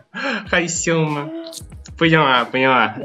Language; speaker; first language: Chinese; non-native, fluent; Spanish